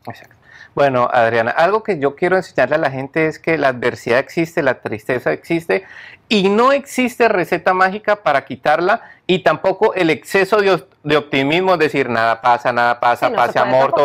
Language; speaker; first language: Spanish; native; Spanish